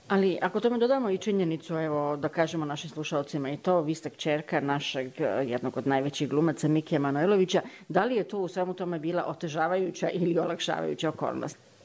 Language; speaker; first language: Serbian; native; Serbian